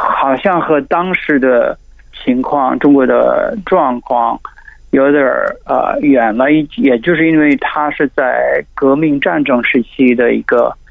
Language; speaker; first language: Chinese; non-native, fluent; Filipino